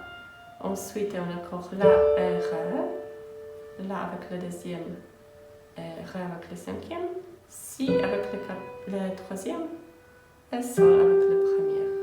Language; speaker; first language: French; non-native, fluent; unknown